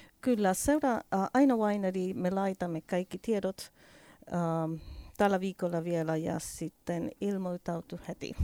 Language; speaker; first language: Finnish; non-native, learner; Spanish